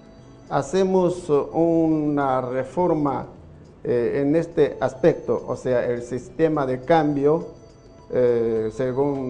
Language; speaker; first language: Spanish; non-native, fluent; Chinese